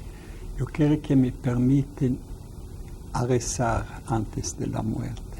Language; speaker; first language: Spanish; non-native, fluent; Yiddish